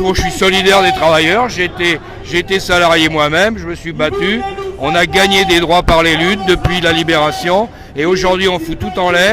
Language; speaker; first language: French; native; French